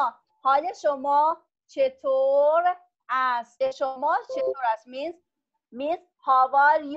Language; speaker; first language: English; non-native, learner; Persian